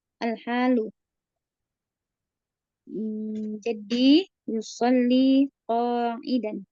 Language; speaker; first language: Arabic; non-native, learner; Indonesian